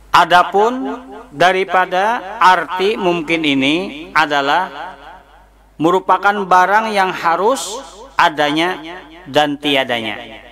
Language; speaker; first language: Indonesian; non-native, local second language; Banjar